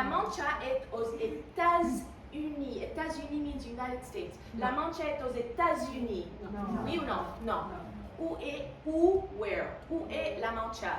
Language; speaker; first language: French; non-native, fluent; Spanish